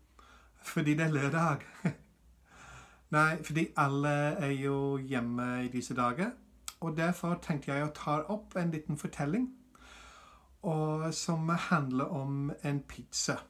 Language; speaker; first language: Norwegian; non-native, fluent; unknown